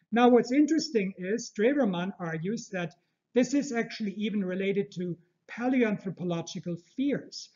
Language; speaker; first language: English; early bilingual, other home language; Turkish